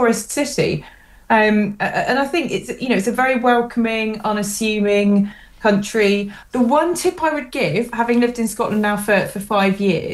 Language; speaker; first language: English; native; English